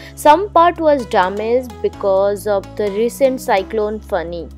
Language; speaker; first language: English; non-native, local second language; Odia